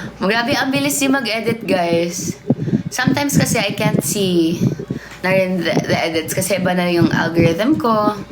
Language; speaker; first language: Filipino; non-native, local second language; Cebuano